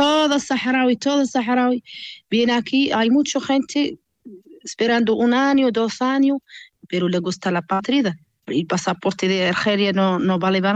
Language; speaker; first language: Spanish; non-native, learner; Arabic